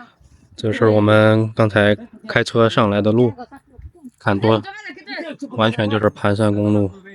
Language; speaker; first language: Chinese; native; Chinese